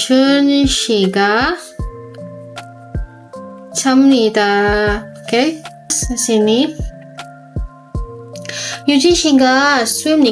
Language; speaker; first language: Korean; non-native, fluent; Indonesian